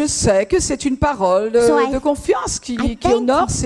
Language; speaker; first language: French; native; French